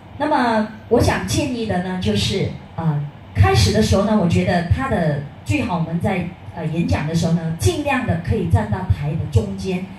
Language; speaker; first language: Chinese; native; Chinese